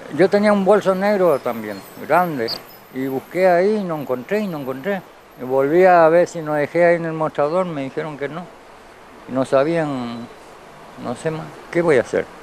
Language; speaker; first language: Spanish; native; Spanish